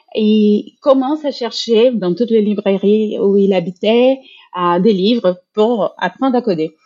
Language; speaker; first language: French; non-native, fluent; Portuguese